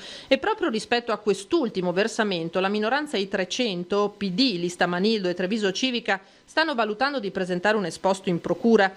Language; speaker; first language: Italian; native; Italian